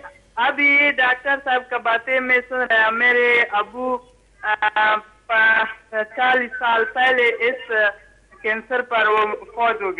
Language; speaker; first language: Hindi; early bilingual, heritage; Hindi